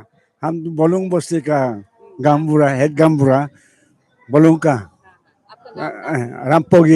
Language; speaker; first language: Hindi; non-native, local second language; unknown